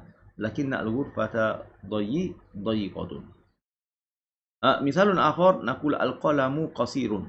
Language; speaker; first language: Arabic; non-native, fluent; Malay